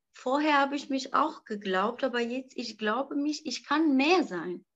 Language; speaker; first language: German; non-native, learner; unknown